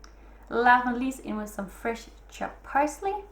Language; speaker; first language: English; non-native, fluent; Danish